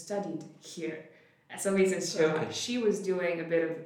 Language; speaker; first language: English; non-native, local second language; Cantonese